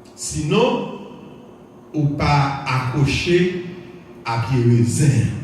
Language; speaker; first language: French; non-native, local second language; Haitian Creole